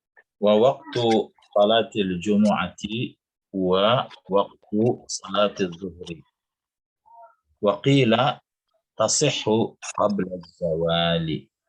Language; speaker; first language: Arabic; non-native, fluent; Indonesian